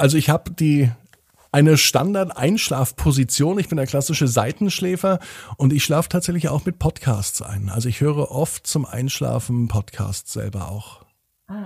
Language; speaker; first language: German; native; German